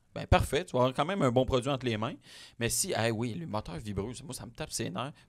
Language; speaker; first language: French; native; French